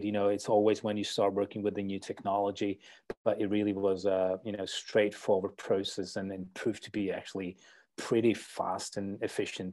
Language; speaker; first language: English; non-native, fluent; Czech